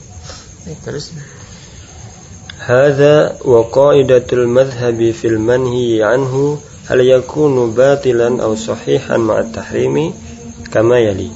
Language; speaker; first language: Arabic; non-native, learner; Indonesian